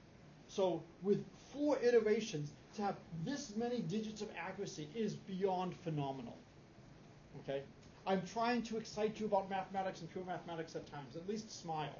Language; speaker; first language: English; native; English